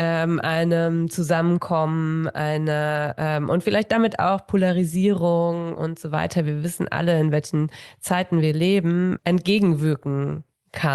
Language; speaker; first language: German; native; German